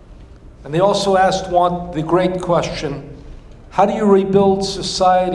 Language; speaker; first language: English; native; English